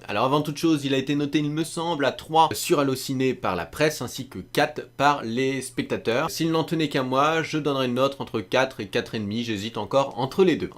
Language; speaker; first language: French; native; French